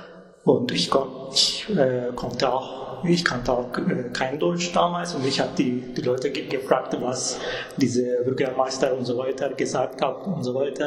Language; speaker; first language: German; non-native, fluent; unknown